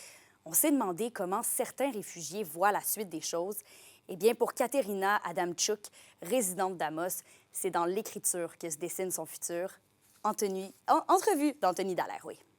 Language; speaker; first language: French; native; French